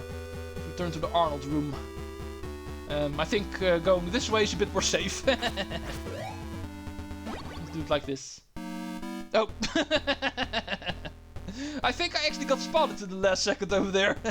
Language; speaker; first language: English; non-native, fluent; Dutch